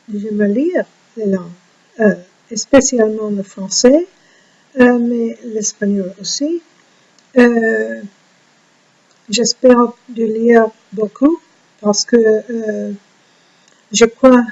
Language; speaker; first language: French; non-native, learner; English